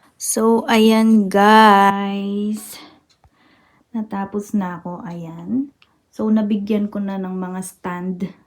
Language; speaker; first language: Filipino; non-native, local second language; Pampanga